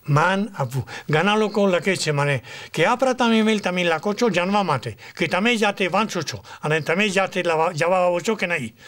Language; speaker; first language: Gujarati; non-native, fluent; Spanish